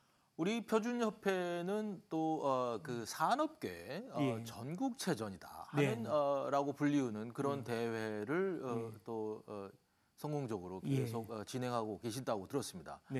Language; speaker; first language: Korean; native; Korean